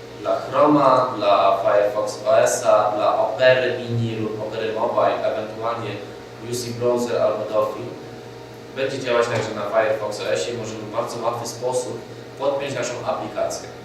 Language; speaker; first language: Polish; native; Polish